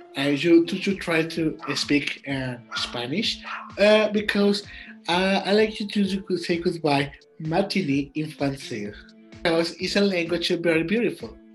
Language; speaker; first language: English; non-native, learner; Spanish